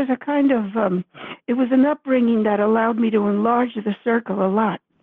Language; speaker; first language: English; early bilingual, other home language; Spanish